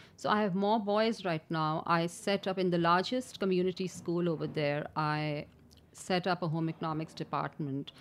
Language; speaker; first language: English; non-native, local second language; Urdu